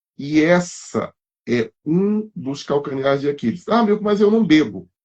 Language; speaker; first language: Portuguese; native; Portuguese